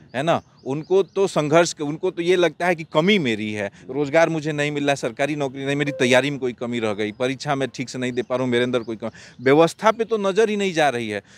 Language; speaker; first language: Hindi; native; Hindi